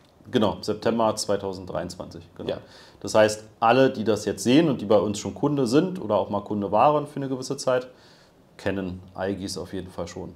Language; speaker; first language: German; native; German